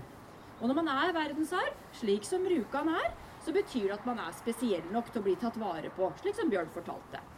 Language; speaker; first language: Norwegian; native; Norwegian